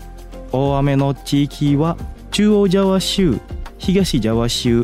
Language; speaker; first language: Japanese; non-native, fluent; Indonesian